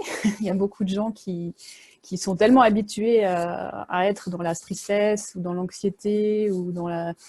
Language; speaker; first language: French; native; French